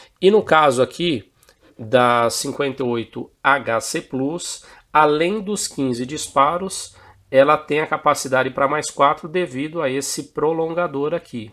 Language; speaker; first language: Portuguese; native; Portuguese